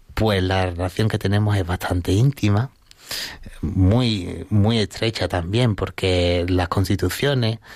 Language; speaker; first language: Spanish; native; Spanish